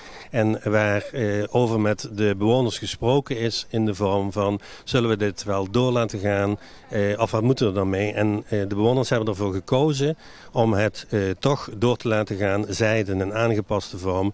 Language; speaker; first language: Dutch; native; Dutch